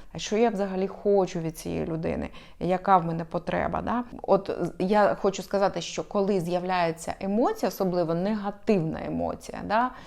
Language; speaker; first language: Ukrainian; non-native, local second language; Russian